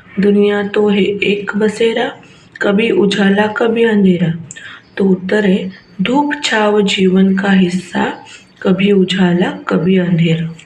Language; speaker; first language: Hindi; non-native, local second language; Marathi